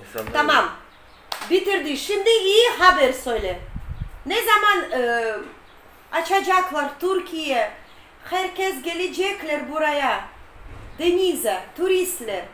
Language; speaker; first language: Turkish; non-native, learner; Russian